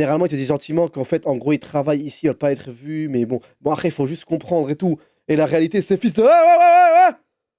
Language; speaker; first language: French; native; French